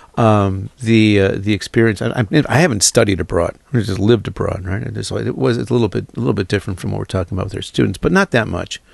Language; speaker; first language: English; native; English